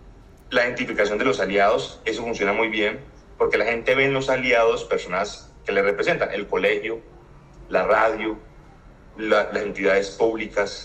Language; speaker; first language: Spanish; native; Spanish